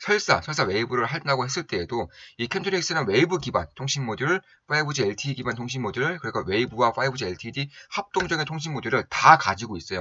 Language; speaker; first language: Korean; native; Korean